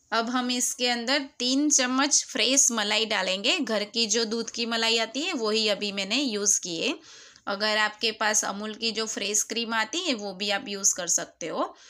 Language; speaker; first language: Hindi; non-native, local second language; Gujarati